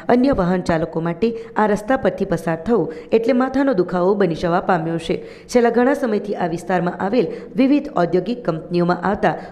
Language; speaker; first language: Gujarati; native; Gujarati